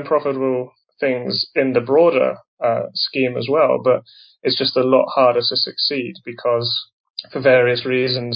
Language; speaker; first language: English; native; English